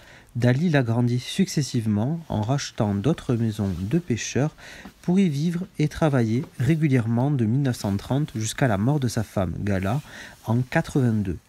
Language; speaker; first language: French; native; French